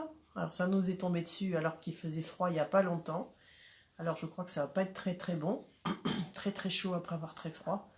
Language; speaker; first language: French; native; French